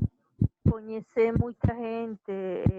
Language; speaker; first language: Portuguese; non-native, learner; Spanish